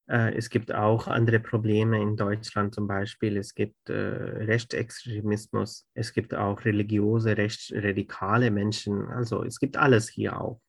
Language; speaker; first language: German; non-native, fluent; Urdu